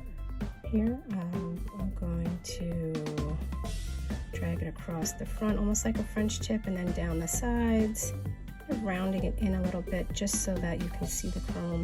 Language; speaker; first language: English; native; English